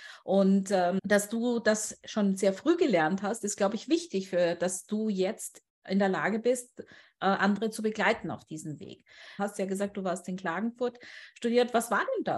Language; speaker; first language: German; native; German